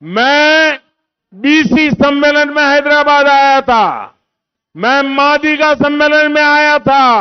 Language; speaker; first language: Hindi; non-native, local second language; Gujarati